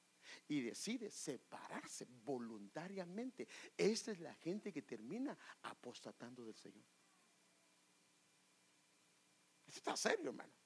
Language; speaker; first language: Spanish; native; Spanish